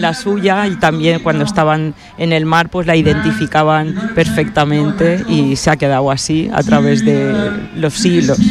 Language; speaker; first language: Spanish; native; Spanish